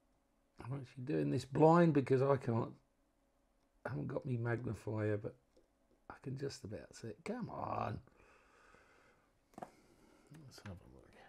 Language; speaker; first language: English; native; English